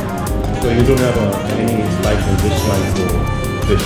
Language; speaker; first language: English; non-native, fluent; Khmer